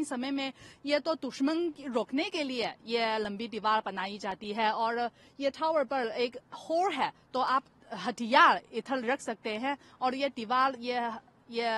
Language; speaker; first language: Hindi; non-native, fluent; Chinese